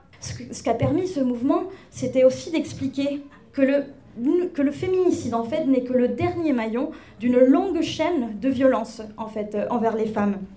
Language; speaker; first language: French; non-native, fluent; Spanish